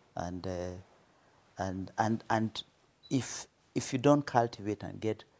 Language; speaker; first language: English; non-native, local second language; Kikuyu